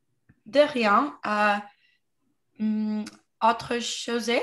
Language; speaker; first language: French; non-native, learner; English